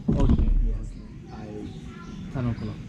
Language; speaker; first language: English; non-native, learner; Turkish